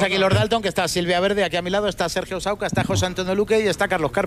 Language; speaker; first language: Spanish; native; Spanish